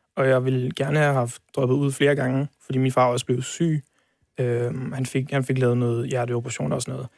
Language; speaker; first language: Danish; early bilingual, heritage; Serbian